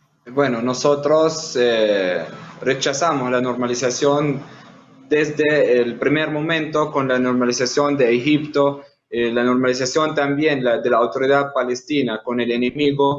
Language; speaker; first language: Spanish; non-native, fluent; Arabic